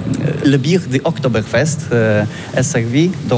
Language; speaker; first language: French; non-native, learner; Polish